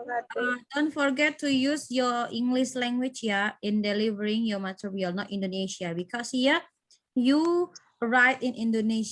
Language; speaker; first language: English; non-native, fluent; Indonesian